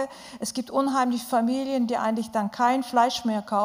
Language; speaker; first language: German; non-native, fluent; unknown